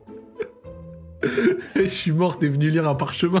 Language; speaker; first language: French; native; French